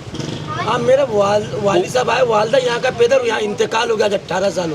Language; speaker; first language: Hindi; non-native, local second language; Bangla